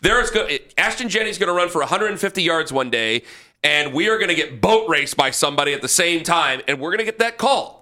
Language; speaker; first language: English; native; English